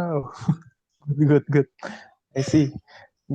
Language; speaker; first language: English; non-native, learner; Indonesian